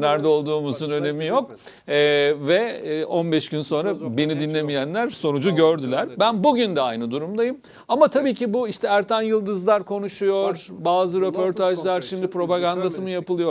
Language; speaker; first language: Turkish; native; Turkish